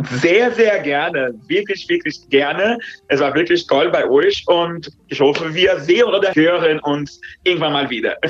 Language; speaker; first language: German; non-native, fluent; Portuguese